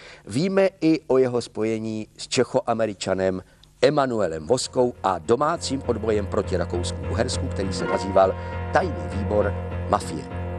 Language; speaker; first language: Czech; native; Czech